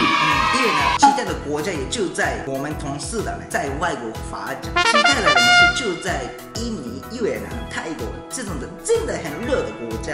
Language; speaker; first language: Chinese; non-native, fluent; Japanese